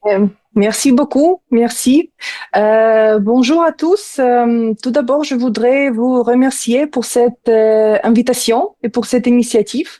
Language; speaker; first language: French; non-native, fluent; Ukrainian